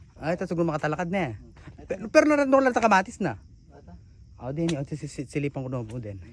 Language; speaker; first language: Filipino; non-native, local second language; Pampanga